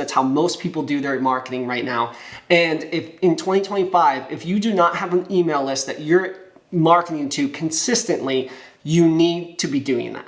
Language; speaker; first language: English; native; English